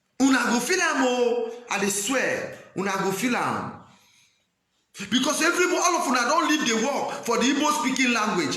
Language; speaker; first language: Nigerian Pidgin; non-native, local second language; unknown